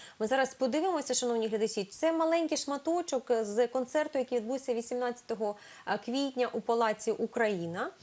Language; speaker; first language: Ukrainian; native; Ukrainian